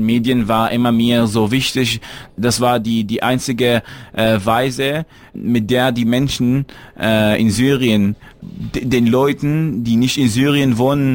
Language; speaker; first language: German; non-native, fluent; Arabic